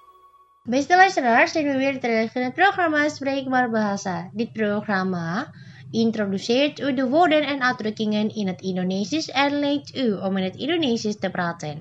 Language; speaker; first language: Dutch; non-native, fluent; Indonesian